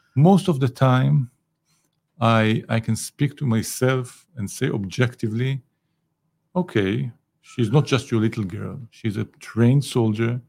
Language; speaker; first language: English; non-native, fluent; Hebrew